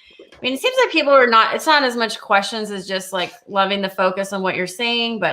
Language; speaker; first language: English; native; English